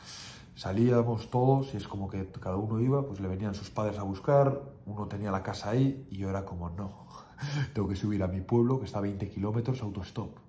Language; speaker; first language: Spanish; native; Spanish